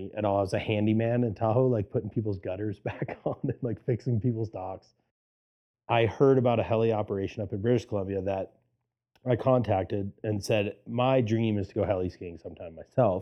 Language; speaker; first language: English; native; English